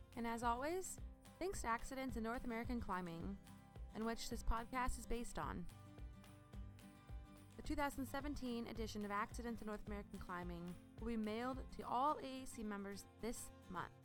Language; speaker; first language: English; native; English